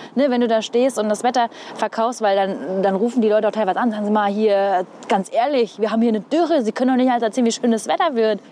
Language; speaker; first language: German; native; German